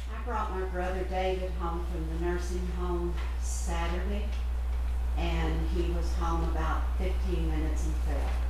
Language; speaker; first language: English; native; English